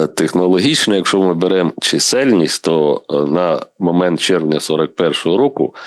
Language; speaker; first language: Ukrainian; non-native, local second language; Russian